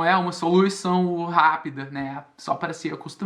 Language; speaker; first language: Portuguese; non-native, fluent; English